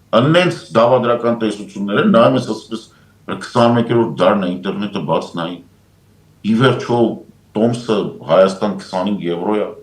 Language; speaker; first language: Armenian; native; Armenian